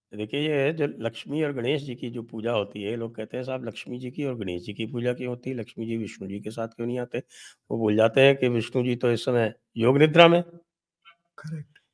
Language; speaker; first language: Hindi; native; Hindi